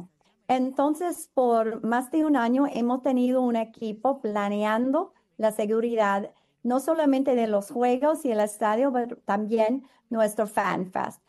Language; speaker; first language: Spanish; non-native, fluent; English